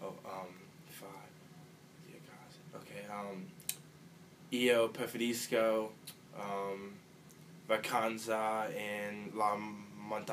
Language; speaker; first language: Italian; non-native, learner; English